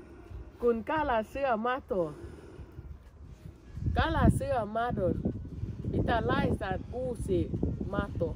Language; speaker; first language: Finnish; non-native, learner; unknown